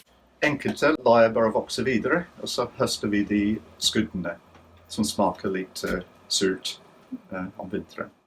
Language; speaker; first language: Norwegian; non-native, fluent; English